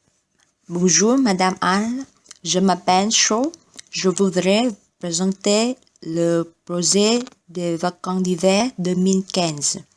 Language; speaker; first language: French; non-native, learner; Vietnamese